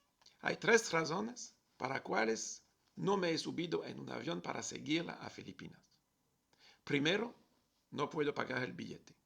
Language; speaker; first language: Spanish; non-native, fluent; French